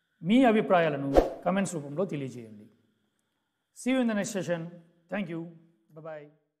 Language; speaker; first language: English; non-native, local second language; Telugu